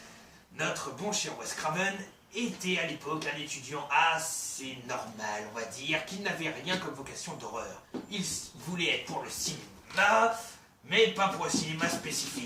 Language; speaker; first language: French; native; French